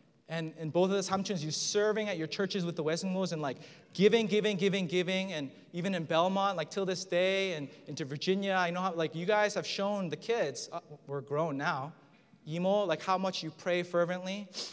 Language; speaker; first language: English; early bilingual, other home language; Korean